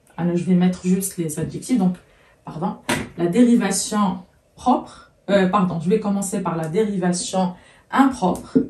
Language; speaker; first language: French; non-native, local second language; Arabic